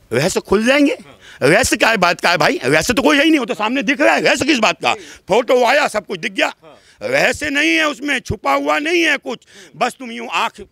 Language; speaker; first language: Hindi; native; Hindi